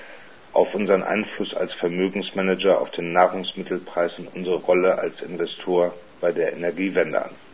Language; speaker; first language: German; native; German